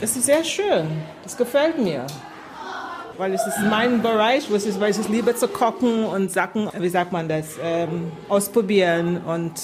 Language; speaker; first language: German; non-native, learner; English